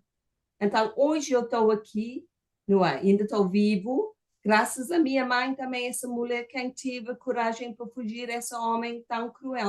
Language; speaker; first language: Portuguese; non-native, fluent; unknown